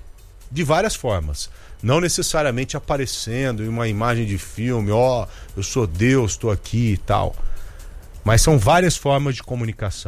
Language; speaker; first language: Portuguese; native; Portuguese